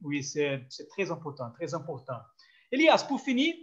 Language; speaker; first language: French; non-native, fluent; Portuguese